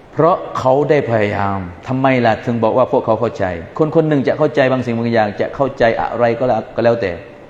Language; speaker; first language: Thai; non-native, local second language; Malay